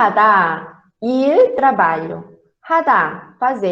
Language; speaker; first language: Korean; non-native, fluent; Portuguese